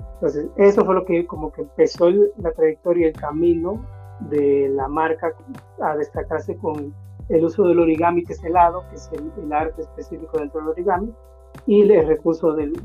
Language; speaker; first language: Spanish; native; Spanish